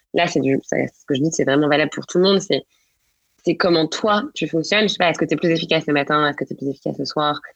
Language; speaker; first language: French; native; French